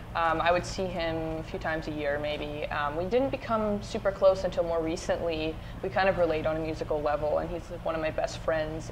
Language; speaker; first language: English; native; English